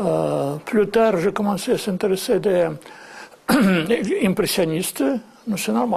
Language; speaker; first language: French; non-native, fluent; Russian